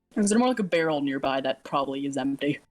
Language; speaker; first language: English; native; English